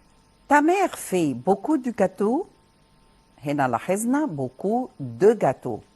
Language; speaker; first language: French; non-native, fluent; Arabic